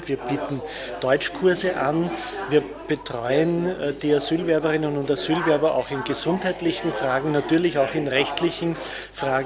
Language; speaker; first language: German; native; German